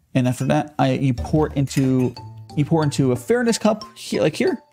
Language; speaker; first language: English; native; English